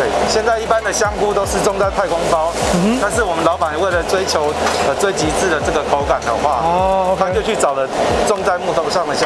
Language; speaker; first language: Chinese; native; Chinese